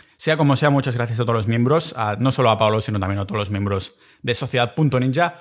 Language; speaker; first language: Spanish; native; Spanish